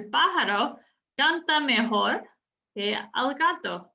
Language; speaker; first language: Spanish; non-native, fluent; English